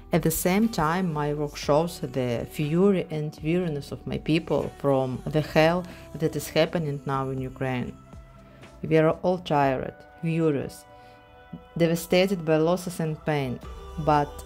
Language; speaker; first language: English; non-native, fluent; Ukrainian